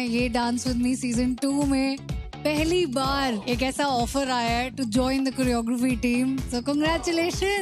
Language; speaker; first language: Hindi; native; Hindi